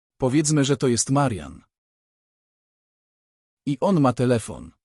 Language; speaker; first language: Polish; native; Polish